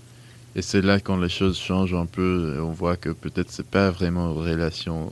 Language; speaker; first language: French; non-native, fluent; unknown